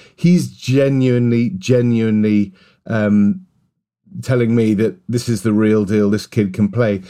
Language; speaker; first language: English; native; English